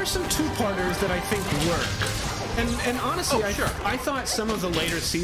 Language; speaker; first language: English; native; English